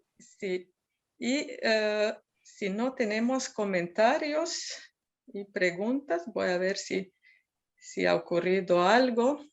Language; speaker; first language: Spanish; non-native, fluent; Serbian